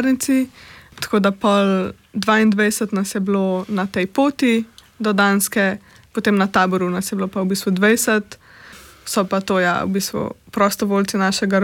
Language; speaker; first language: Slovenian; native; Slovenian